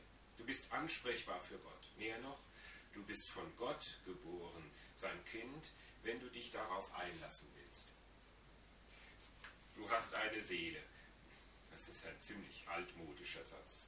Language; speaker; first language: German; native; German